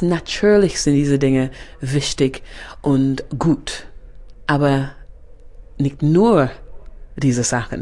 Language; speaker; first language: German; non-native, fluent; English